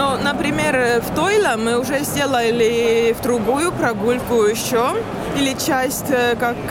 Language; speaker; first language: Russian; non-native, learner; Estonian